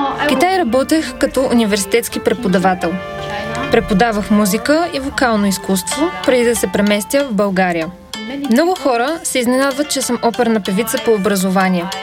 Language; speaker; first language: Bulgarian; non-native, fluent; Chinese